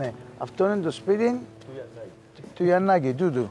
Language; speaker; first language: Greek; early bilingual, heritage; Greek